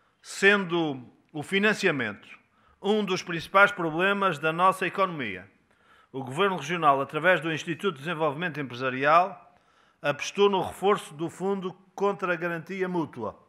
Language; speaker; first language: Portuguese; native; Portuguese